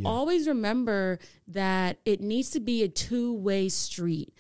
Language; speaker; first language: English; native; English